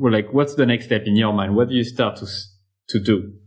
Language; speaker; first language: English; non-native, fluent; French